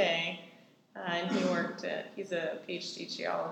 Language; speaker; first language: English; native; English